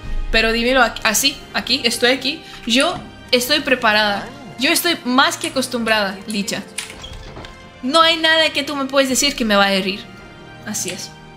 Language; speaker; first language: Spanish; non-native, fluent; Russian